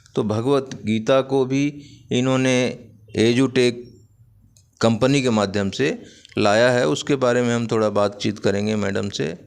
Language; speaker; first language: Hindi; native; Hindi